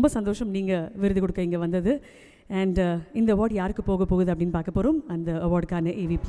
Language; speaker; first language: Tamil; native; Tamil